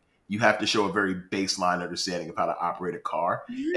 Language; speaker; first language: English; native; English